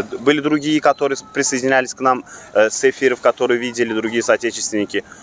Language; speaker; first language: Russian; non-native, local second language; Turkmen